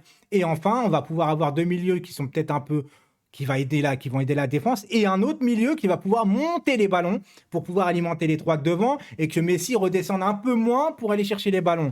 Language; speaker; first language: French; native; French